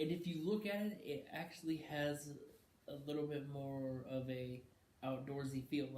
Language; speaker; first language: English; native; English